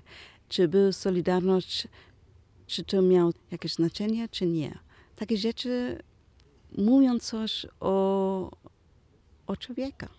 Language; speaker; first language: Polish; non-native, learner; German